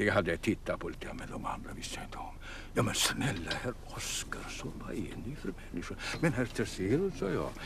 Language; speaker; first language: Swedish; native; Swedish